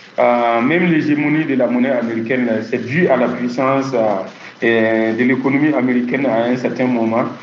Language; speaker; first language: French; non-native, local second language; Mossi